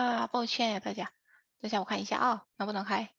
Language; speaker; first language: Chinese; non-native, fluent; Indonesian